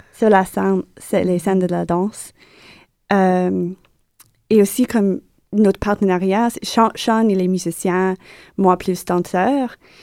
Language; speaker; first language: French; non-native, learner; English